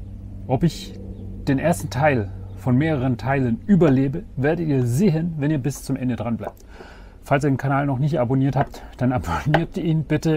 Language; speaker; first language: German; native; German